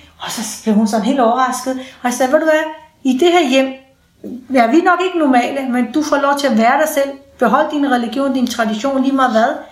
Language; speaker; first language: Danish; early bilingual, other home language; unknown